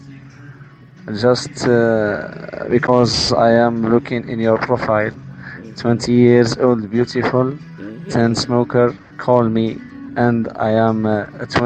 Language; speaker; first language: English; non-native, learner; Arabic